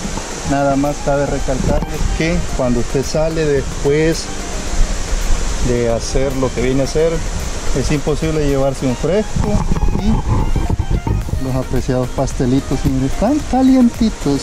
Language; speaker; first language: Spanish; native; Spanish